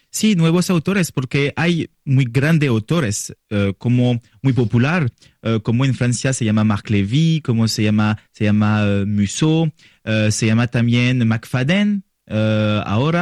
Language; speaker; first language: Spanish; non-native, learner; French